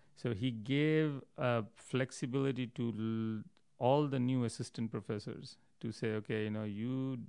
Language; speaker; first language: English; non-native, local second language; Hindi